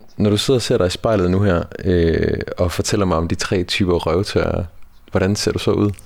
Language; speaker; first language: Danish; native; Danish